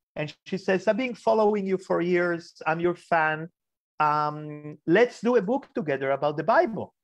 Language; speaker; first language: English; early bilingual, other home language; Spanish